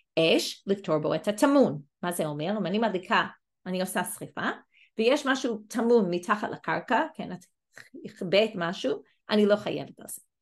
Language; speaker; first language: Hebrew; non-native, fluent; English